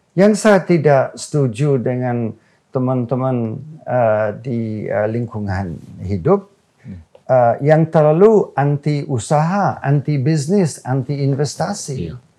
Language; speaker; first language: Indonesian; non-native, fluent; English